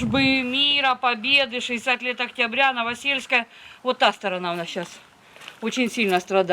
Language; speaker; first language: Russian; native; Russian